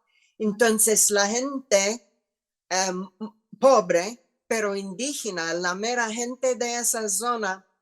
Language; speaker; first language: Spanish; non-native, fluent; English